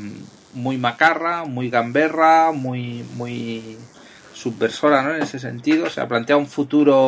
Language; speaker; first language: Spanish; native; Spanish